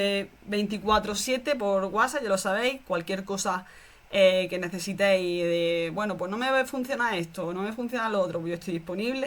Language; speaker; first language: Spanish; native; Spanish